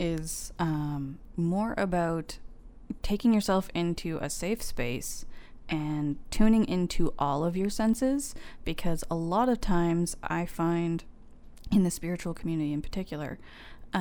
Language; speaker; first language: English; native; English